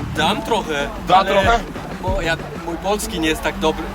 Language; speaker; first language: Polish; non-native, fluent; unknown